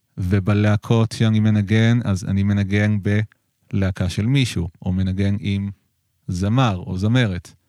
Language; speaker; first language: Hebrew; native; Hebrew